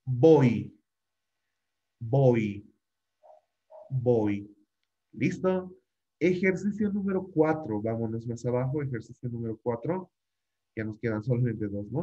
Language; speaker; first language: Spanish; native; Spanish